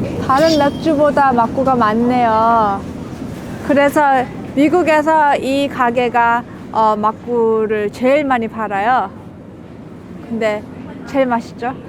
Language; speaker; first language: Korean; early bilingual, heritage; English